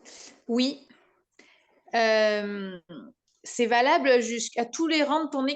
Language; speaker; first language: French; native; French